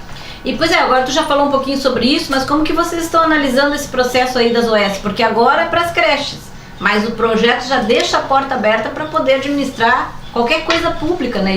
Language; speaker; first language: Portuguese; native; Portuguese